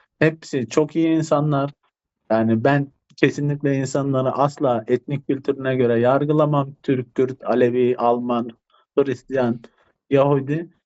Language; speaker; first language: Turkish; native; Turkish